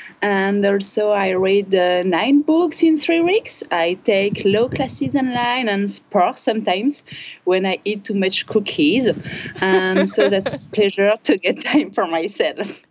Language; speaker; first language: English; non-native, learner; French